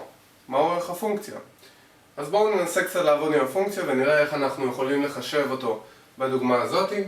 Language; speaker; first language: Hebrew; native; Hebrew